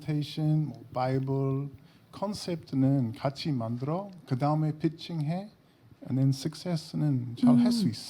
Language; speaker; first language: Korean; non-native, learner; English